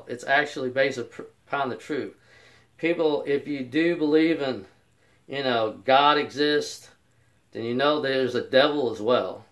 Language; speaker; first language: English; native; English